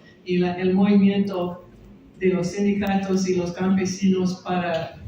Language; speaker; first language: Spanish; non-native, learner; English